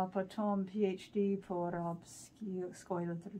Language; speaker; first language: Russian; non-native, learner; English